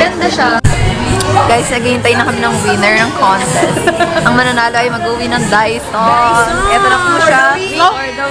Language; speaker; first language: Filipino; native; Filipino